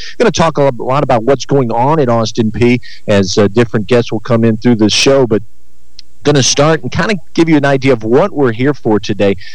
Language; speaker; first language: English; native; English